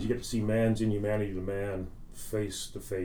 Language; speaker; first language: English; native; English